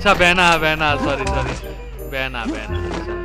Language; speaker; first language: Hindi; non-native, learner; Bangla